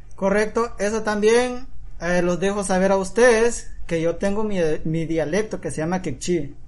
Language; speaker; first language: Spanish; non-native, local second language; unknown